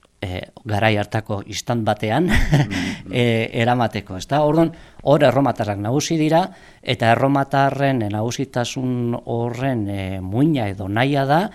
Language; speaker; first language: Basque; native; Basque